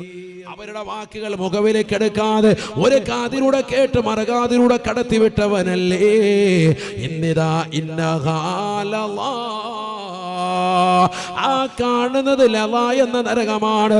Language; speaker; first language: Malayalam; native; Malayalam